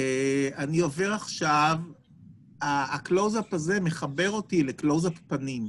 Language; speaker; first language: Hebrew; native; Hebrew